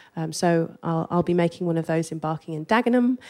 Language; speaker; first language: English; native; English